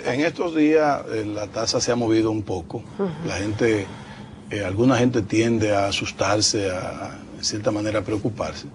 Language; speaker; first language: Spanish; native; Spanish